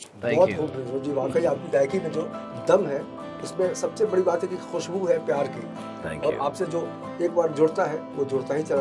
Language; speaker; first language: Hindi; native; Hindi